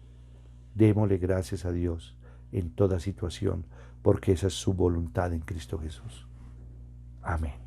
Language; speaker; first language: Spanish; native; Spanish